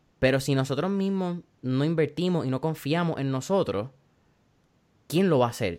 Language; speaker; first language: Spanish; native; Spanish